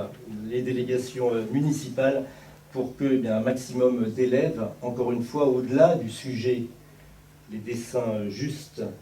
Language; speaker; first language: French; native; French